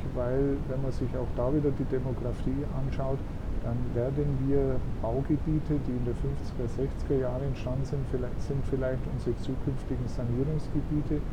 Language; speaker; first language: German; native; German